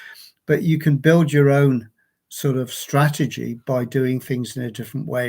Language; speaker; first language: English; native; English